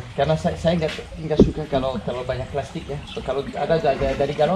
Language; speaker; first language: Indonesian; non-native, learner; English